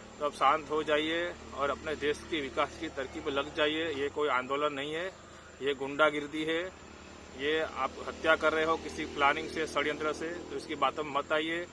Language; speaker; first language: Hindi; non-native, local second language; Gujarati